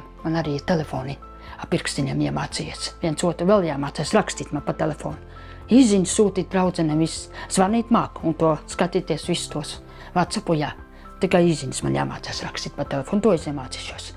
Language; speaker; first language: Latvian; non-native, local second language; Russian